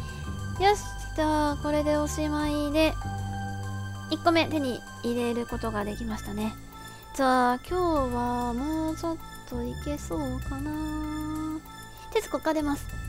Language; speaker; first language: Japanese; native; Japanese